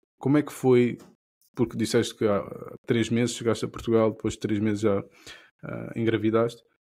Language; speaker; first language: Portuguese; non-native, local second language; Kabuverdianu